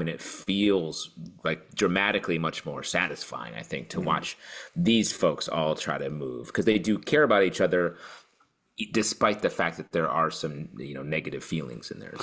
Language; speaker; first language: English; native; English